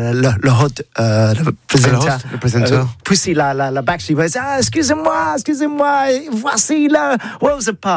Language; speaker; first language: French; non-native, learner; English